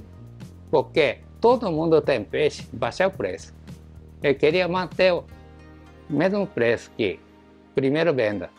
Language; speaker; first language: Portuguese; non-native, learner; Japanese